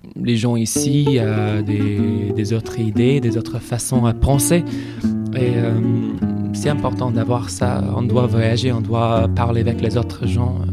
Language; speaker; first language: French; non-native, fluent; English